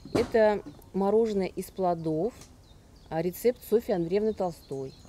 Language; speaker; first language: Russian; native; Russian